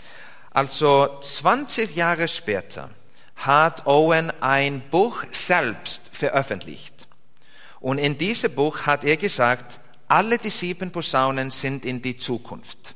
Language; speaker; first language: German; non-native, fluent; Icelandic